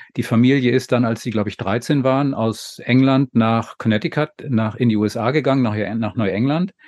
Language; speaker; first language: German; native; German